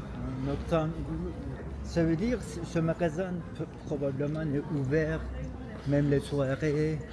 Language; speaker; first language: French; non-native, fluent; Turkish